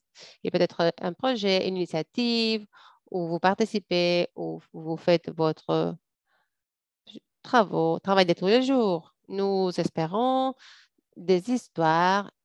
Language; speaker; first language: French; non-native, fluent; English